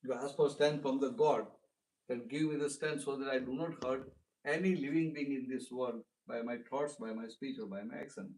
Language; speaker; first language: English; non-native, local second language; Gujarati